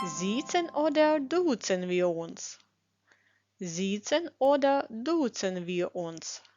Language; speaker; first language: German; non-native, fluent; Ukrainian